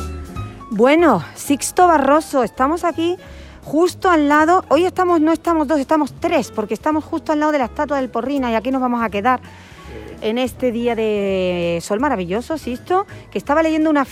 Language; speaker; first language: Spanish; native; Spanish